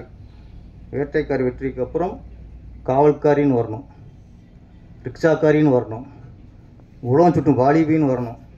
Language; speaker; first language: Tamil; native; Tamil